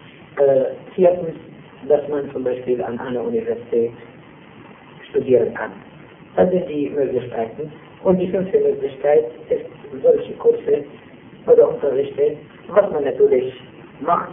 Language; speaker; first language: German; non-native, fluent; Arabic